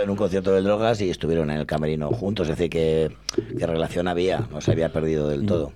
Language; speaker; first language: Spanish; native; Spanish